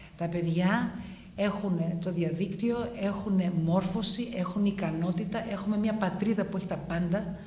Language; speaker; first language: Greek; early bilingual, heritage; Greek